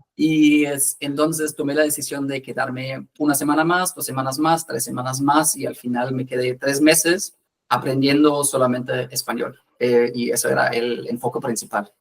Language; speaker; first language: Spanish; non-native, fluent; German